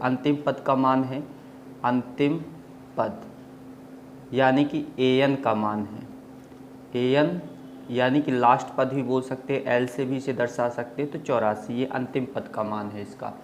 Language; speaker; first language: Hindi; native; Hindi